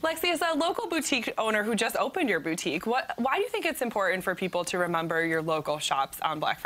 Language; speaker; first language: English; native; English